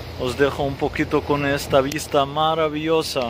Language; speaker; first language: Spanish; non-native, fluent; Arabic